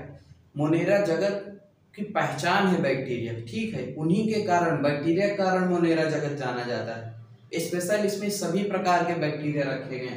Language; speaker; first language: Hindi; native; Hindi